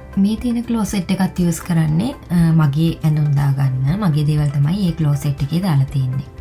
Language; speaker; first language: Sinhala; native; Sinhala